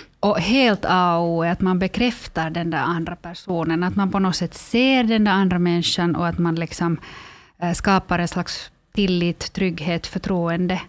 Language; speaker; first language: Swedish; native; Swedish